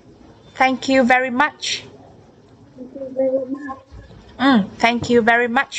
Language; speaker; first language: English; non-native, fluent; Vietnamese